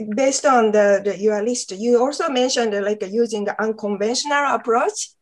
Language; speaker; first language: English; non-native, fluent; Japanese